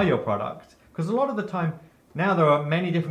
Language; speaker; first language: English; native; English